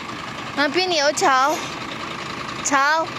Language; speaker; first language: Chinese; non-native, learner; Indonesian